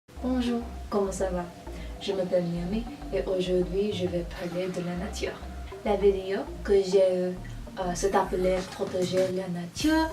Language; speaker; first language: French; non-native, learner; English